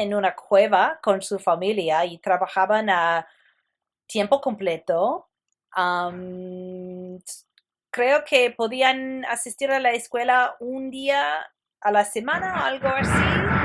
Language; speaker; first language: Spanish; non-native, fluent; English